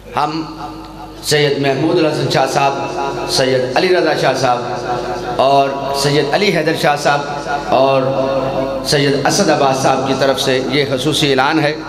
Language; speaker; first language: Urdu; non-native, local second language; Punjabi